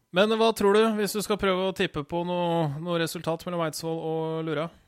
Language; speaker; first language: Norwegian; native; Norwegian